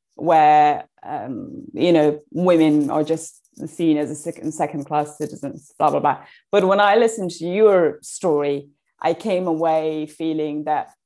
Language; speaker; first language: English; non-native, fluent; Persian